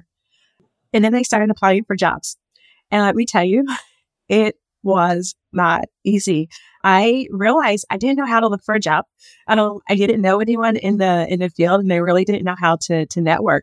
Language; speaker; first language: English; native; English